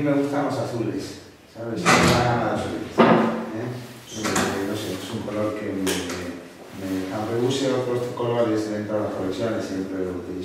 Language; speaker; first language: Spanish; native; Spanish